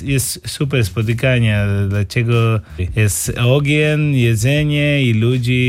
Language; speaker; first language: Polish; non-native, learner; Spanish